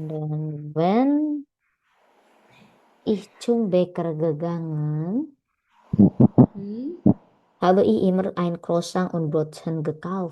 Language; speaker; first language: German; non-native, learner; Indonesian